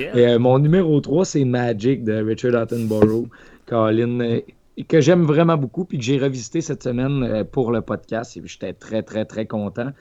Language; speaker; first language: French; native; French